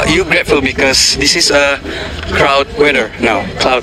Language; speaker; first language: English; non-native, learner; Indonesian